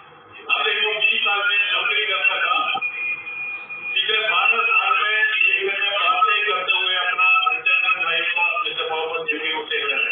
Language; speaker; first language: Hindi; non-native, fluent; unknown